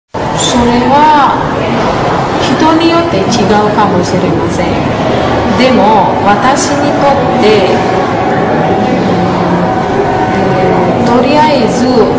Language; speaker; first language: Japanese; non-native, fluent; Indonesian